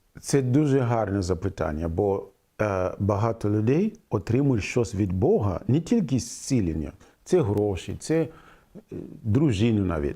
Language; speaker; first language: Ukrainian; non-native, fluent; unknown